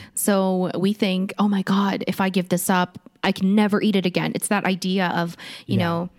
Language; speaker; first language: English; early bilingual, other home language; Korean